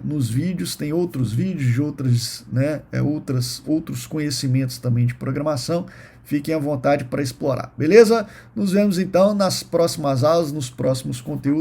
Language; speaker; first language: Portuguese; native; Portuguese